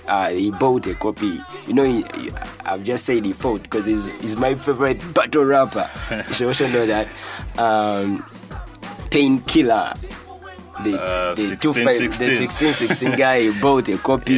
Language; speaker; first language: English; non-native, local second language; Ganda